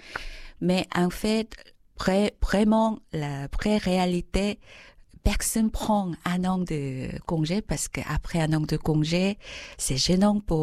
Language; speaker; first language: French; non-native, fluent; Korean